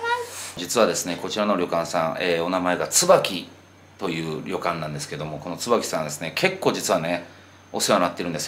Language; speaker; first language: Japanese; native; Japanese